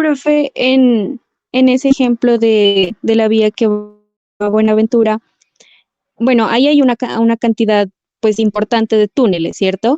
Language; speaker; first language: Spanish; native; Spanish